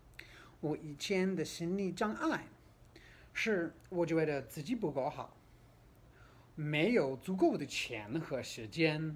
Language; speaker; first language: Chinese; non-native, fluent; English